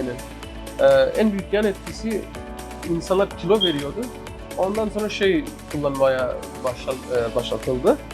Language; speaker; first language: Turkish; early bilingual, other home language; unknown